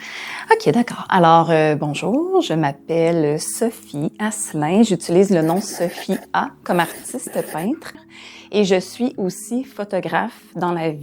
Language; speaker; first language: French; native; French